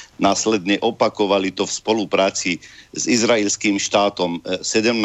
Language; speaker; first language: Slovak; non-native, fluent; Arabic